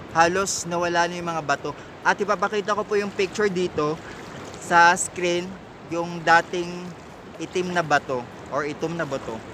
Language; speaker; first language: Filipino; non-native, local second language; Cebuano